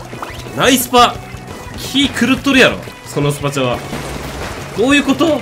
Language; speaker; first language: Japanese; native; Japanese